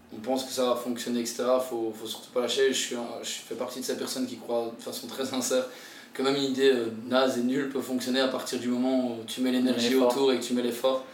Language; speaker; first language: French; native; French